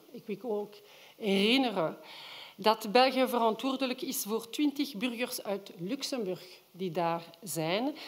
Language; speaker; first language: Dutch; non-native, local second language; French